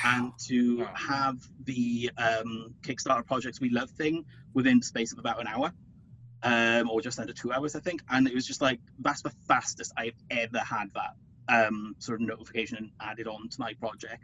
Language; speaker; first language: English; native; English